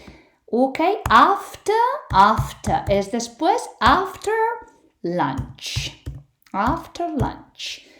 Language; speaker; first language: English; non-native, fluent; Spanish